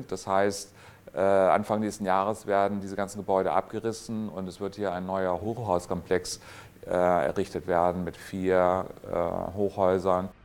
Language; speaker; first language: German; native; German